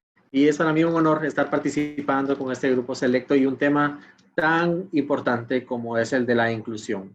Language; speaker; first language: Spanish; native; Spanish